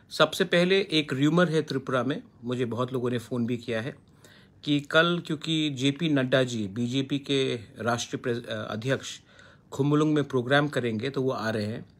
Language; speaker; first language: Hindi; non-native, local second language; Kok Borok